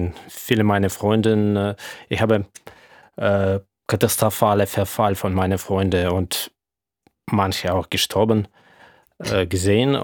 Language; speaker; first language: German; non-native, fluent; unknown